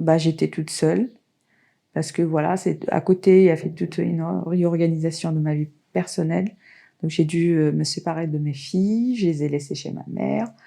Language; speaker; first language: French; non-native, local second language; Arabic